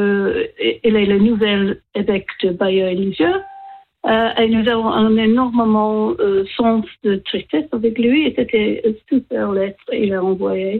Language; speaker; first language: French; non-native, learner; English